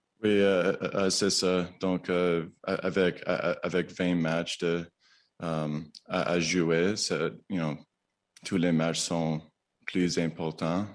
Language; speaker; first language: French; non-native, learner; English